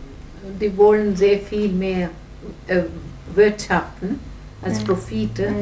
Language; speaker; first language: German; non-native, fluent; Gujarati